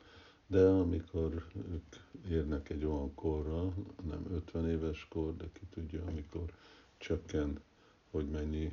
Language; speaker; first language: Hungarian; early bilingual, heritage; Hungarian